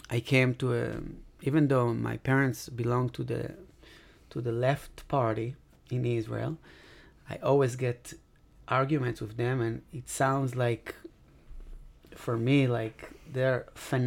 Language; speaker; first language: English; non-native, fluent; Hebrew